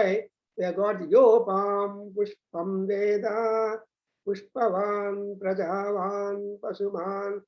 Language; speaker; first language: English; non-native, local second language; Telugu